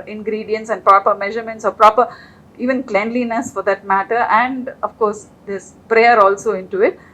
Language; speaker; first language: English; non-native, local second language; Telugu